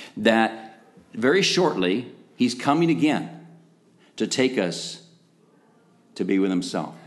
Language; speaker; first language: English; native; English